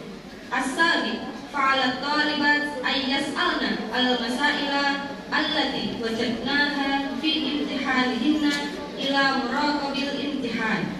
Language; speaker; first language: Arabic; non-native, learner; Indonesian